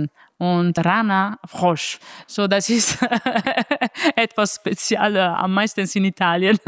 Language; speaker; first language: German; non-native, fluent; Italian